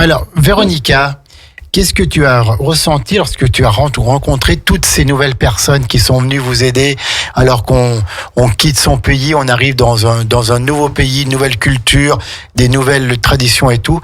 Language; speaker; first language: French; native; French